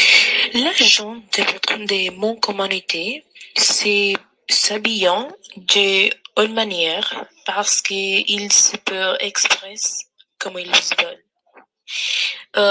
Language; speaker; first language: French; non-native, learner; English